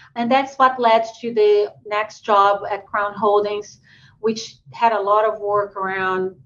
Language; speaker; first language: English; non-native, fluent; Portuguese